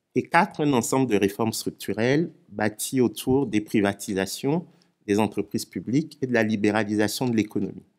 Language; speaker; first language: French; non-native, local second language; Ewe